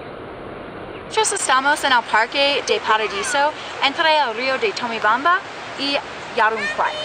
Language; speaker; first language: Spanish; non-native, learner; English